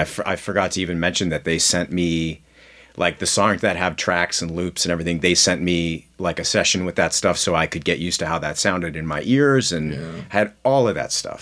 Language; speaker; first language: English; native; English